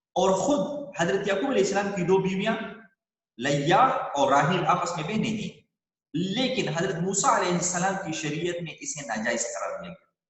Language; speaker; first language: Urdu; non-native, local second language; Pashto